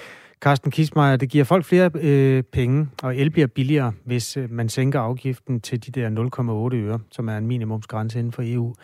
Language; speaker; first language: Danish; native; Danish